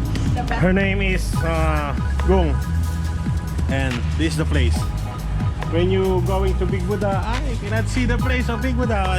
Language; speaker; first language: English; non-native, local second language; Filipino